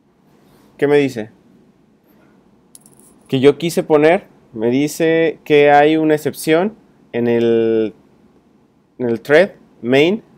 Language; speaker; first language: Spanish; native; Spanish